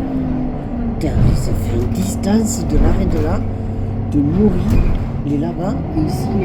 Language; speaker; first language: French; native; French